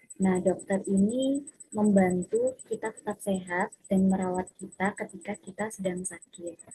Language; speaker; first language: Indonesian; native; Indonesian